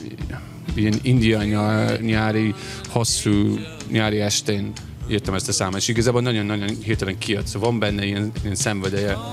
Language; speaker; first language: Hungarian; non-native, fluent; English